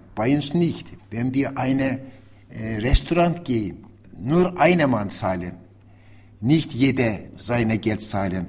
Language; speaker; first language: German; non-native, learner; Turkish